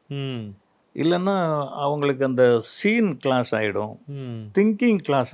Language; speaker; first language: Tamil; native; Tamil